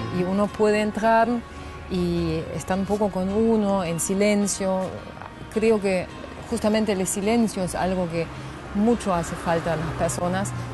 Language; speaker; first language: Spanish; non-native, fluent; German